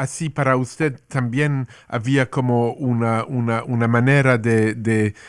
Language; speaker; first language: Spanish; non-native, learner; English